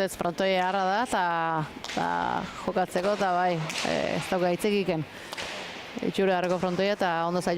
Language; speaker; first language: Basque; native; Basque